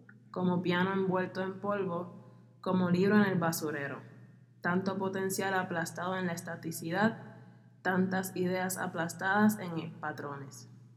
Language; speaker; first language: Spanish; native; Spanish